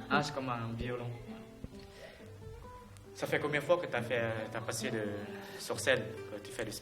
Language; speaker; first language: French; non-native, learner; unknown